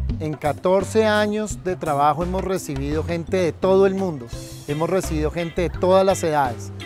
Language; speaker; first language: Spanish; native; Spanish